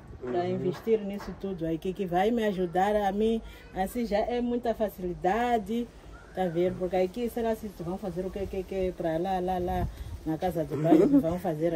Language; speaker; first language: Portuguese; non-native, local second language; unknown